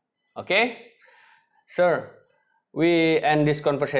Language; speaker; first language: English; non-native, learner; Indonesian